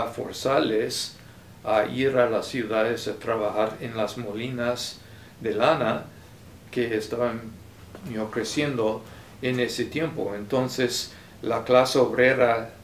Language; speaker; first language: Spanish; non-native, fluent; English